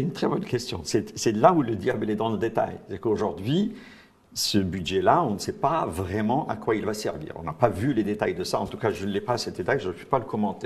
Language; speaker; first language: French; non-native, local second language; Arabic